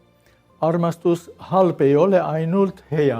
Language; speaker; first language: Estonian; non-native, learner; Armenian